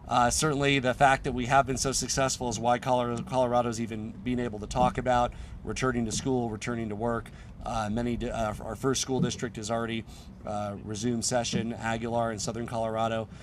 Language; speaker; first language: English; native; English